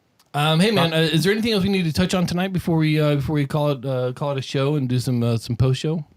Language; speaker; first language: English; native; English